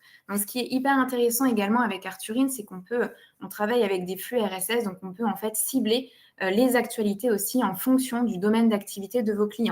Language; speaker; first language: French; native; French